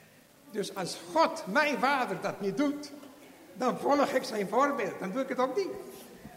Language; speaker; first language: Dutch; non-native, fluent; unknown